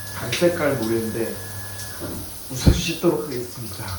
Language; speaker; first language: Korean; native; Korean